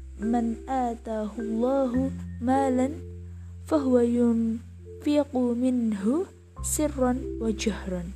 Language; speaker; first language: Arabic; non-native, learner; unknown